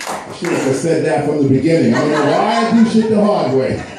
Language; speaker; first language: English; native; English